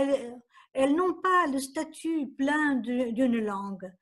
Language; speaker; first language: French; non-native, fluent; Portuguese